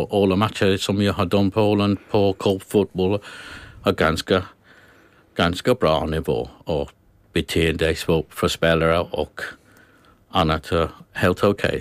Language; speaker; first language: Swedish; non-native, learner; English